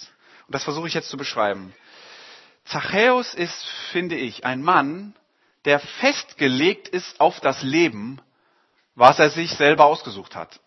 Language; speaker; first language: German; native; German